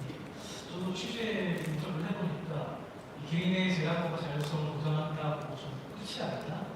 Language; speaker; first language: Korean; native; Korean